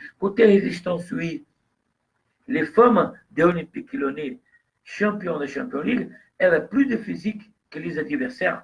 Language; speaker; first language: French; non-native, fluent; Portuguese